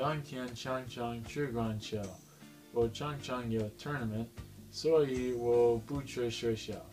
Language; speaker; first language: Chinese; non-native, learner; English